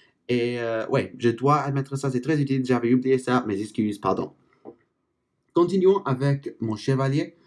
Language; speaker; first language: French; non-native, fluent; English